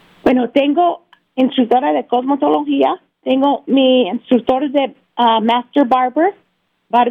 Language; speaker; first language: Spanish; early bilingual, heritage; Spanish